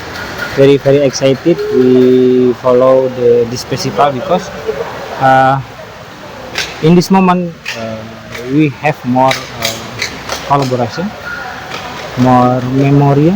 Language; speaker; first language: English; non-native, learner; Indonesian